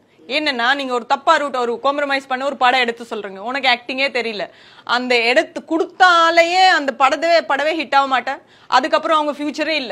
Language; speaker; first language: Tamil; non-native, learner; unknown